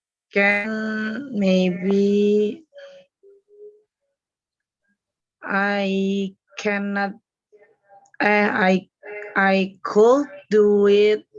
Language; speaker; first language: English; non-native, learner; Indonesian